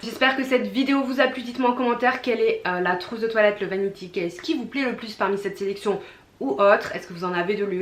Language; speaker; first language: French; native; French